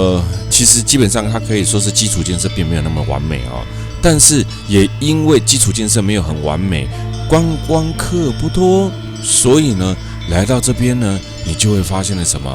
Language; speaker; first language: Chinese; native; Chinese